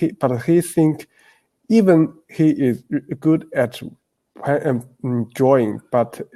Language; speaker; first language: English; non-native, learner; Chinese